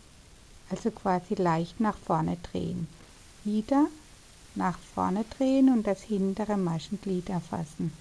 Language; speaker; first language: German; native; German